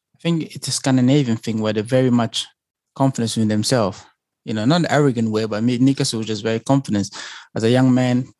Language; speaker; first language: English; early bilingual, other home language; Lingala